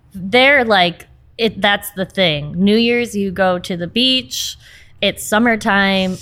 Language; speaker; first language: English; early bilingual, other home language; Portuguese